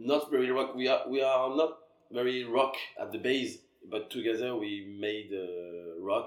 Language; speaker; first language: English; non-native, learner; French